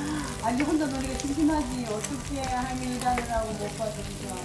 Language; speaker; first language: Korean; native; Korean